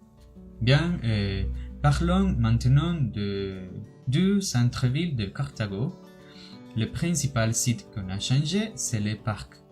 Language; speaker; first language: French; non-native, learner; Spanish